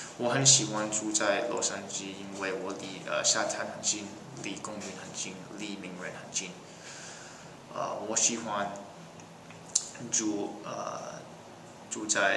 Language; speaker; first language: Chinese; non-native, learner; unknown